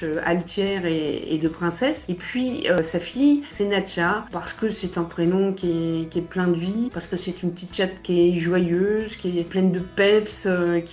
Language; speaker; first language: French; native; French